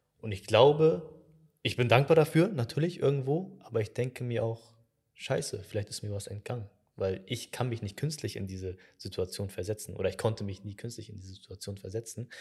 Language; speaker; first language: German; early bilingual, other home language; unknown